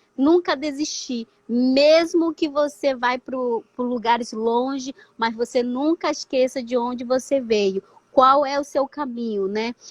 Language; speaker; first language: Portuguese; non-native, local second language; Ticuna